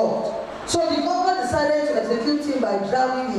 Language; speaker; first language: English; non-native, local second language; Yoruba